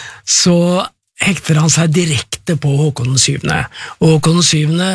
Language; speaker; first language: Norwegian; native; Norwegian